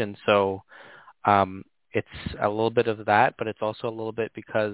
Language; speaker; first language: English; native; English